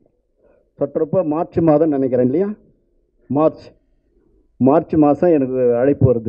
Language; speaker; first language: Tamil; native; Tamil